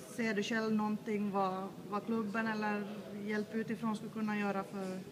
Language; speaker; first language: Swedish; native; Swedish